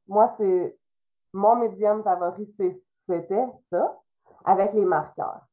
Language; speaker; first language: French; native; French